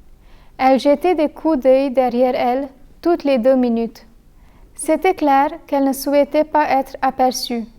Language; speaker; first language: French; non-native, fluent; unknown